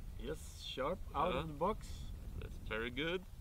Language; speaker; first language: English; non-native, fluent; Norwegian